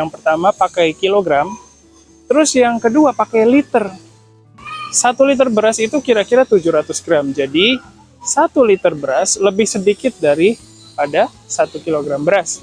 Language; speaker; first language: Indonesian; native; Indonesian